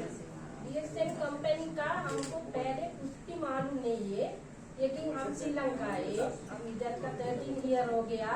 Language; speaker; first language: Hindi; non-native, learner; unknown